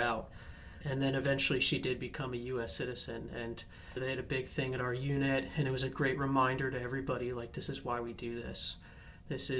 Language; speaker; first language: English; native; English